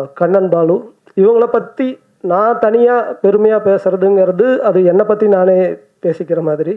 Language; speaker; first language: Tamil; native; Tamil